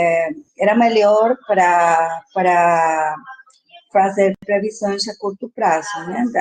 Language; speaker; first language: Portuguese; non-native, fluent; Spanish